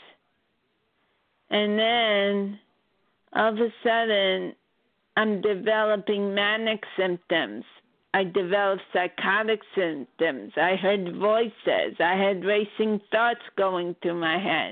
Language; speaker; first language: English; native; English